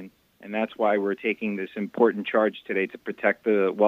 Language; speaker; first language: English; native; English